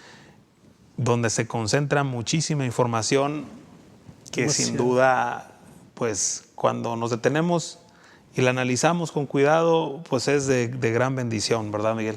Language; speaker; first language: Spanish; native; Spanish